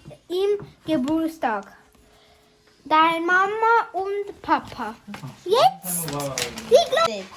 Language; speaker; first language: German; non-native, learner; Tibetan